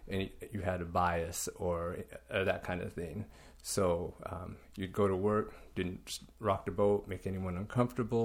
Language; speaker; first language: English; native; English